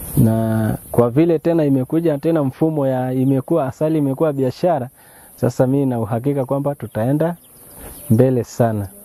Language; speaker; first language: Swahili; non-native, local second language; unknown